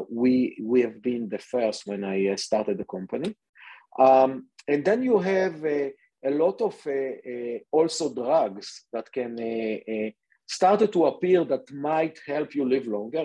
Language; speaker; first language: English; non-native, fluent; Hebrew